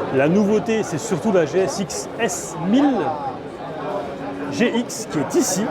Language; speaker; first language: French; native; French